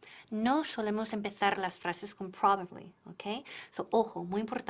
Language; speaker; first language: Spanish; non-native, fluent; English